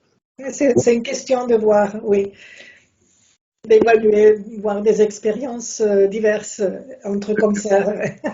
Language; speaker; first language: French; non-native, fluent; Spanish